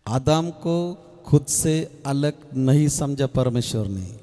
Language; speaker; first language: Hindi; non-native, local second language; Marathi